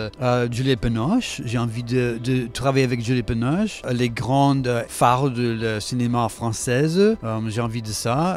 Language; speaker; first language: French; non-native, fluent; English